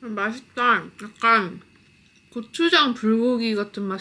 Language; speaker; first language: Korean; native; Korean